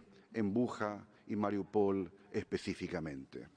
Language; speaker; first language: Spanish; native; Spanish